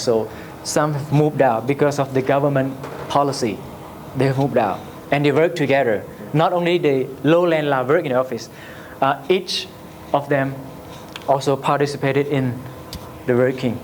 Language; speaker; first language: English; non-native, learner; Lao